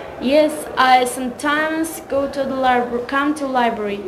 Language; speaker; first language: English; non-native, learner; Uzbek